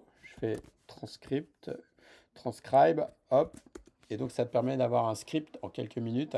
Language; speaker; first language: French; native; French